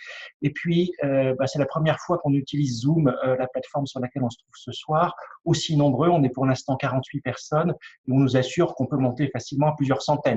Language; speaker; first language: French; native; French